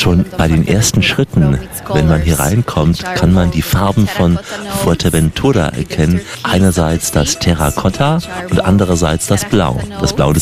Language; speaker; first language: German; native; German